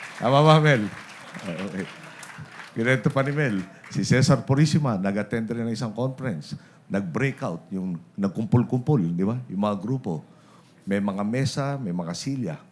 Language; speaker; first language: Filipino; native; Filipino